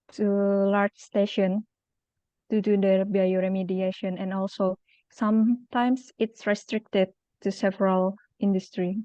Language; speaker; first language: English; non-native, local second language; Indonesian